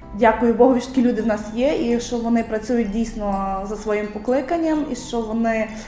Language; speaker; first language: Ukrainian; native; Ukrainian